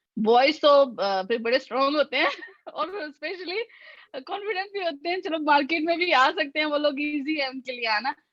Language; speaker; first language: Urdu; native; Urdu